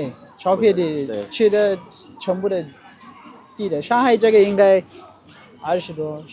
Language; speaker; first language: Chinese; non-native, learner; Amharic